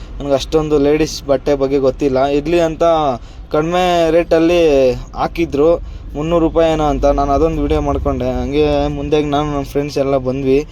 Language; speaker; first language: Kannada; native; Kannada